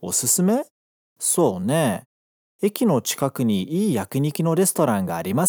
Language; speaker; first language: Japanese; non-native, fluent; Portuguese